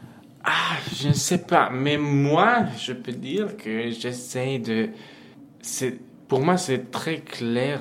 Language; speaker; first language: French; non-native, fluent; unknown